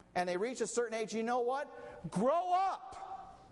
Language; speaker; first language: English; native; English